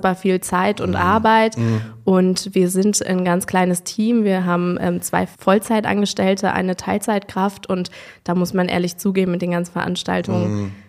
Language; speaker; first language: German; native; German